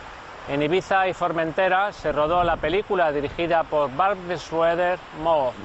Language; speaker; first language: Spanish; native; Spanish